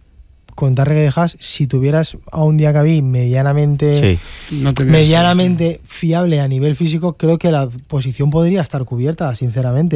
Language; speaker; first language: Spanish; native; Spanish